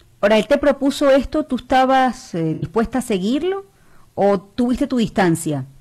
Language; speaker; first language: Spanish; native; Spanish